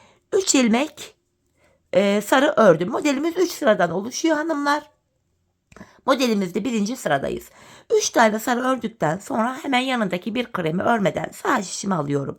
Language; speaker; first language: Turkish; native; Turkish